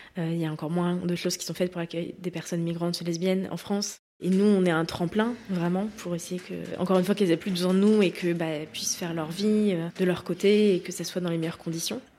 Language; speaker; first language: French; native; French